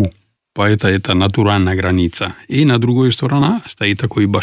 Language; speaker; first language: Russian; non-native, learner; Italian